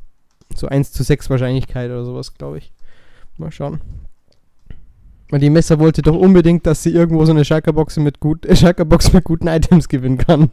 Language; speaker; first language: German; native; German